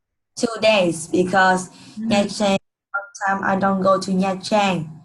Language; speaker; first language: English; non-native, learner; Vietnamese